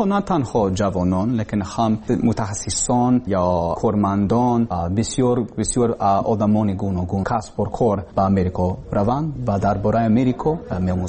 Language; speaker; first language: Persian; non-native, learner; English